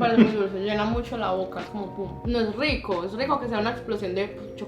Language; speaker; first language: Spanish; native; Spanish